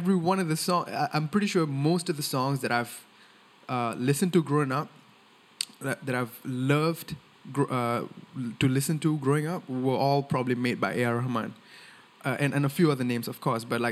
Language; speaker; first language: English; non-native, local second language; Tamil